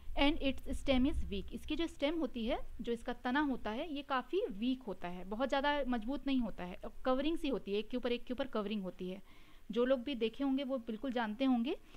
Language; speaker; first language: Hindi; native; Hindi